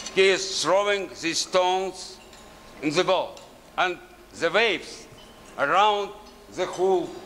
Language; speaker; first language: English; non-native, learner; Russian